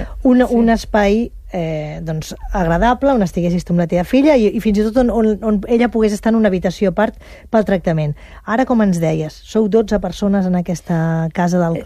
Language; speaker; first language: Catalan; native; Catalan